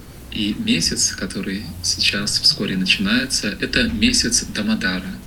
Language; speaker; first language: Russian; native; Russian